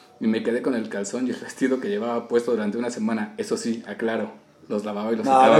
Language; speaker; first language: Spanish; native; Spanish